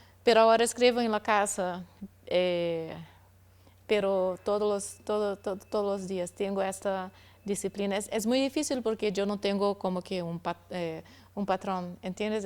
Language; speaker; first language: Spanish; non-native, learner; Portuguese